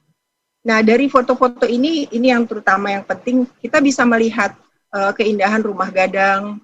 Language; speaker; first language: Indonesian; native; Indonesian